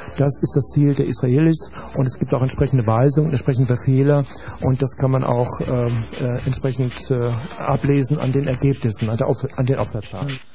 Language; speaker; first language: German; native; German